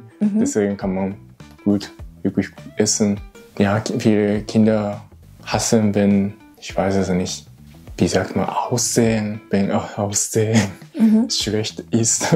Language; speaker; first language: German; non-native, learner; Japanese